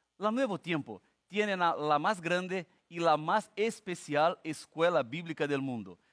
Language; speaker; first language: Spanish; non-native, fluent; Portuguese